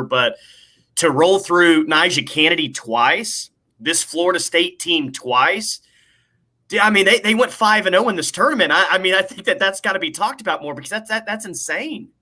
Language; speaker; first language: English; native; English